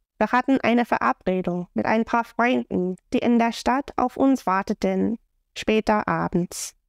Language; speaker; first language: German; non-native, fluent; English